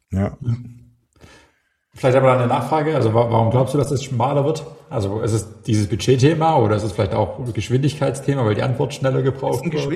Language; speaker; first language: German; native; German